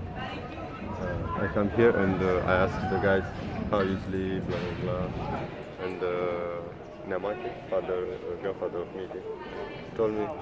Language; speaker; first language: English; non-native, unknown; Romanian